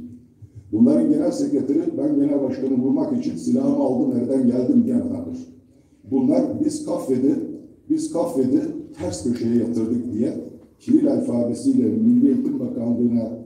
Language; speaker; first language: Turkish; native; Turkish